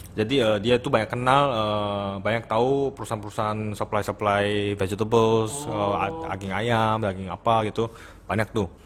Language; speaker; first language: Indonesian; early bilingual, other home language; Korean